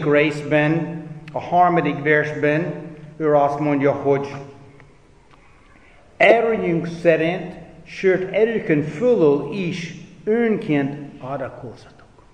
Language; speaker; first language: Hungarian; non-native, fluent; English